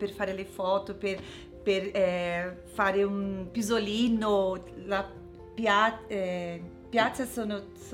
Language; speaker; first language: Italian; non-native, learner; Portuguese